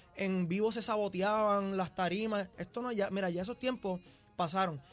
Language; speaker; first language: Spanish; native; Spanish